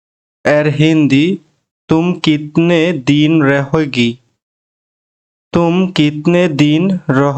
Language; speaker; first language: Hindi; non-native, fluent; Bangla